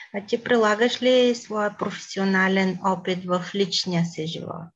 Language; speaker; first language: Bulgarian; native; Bulgarian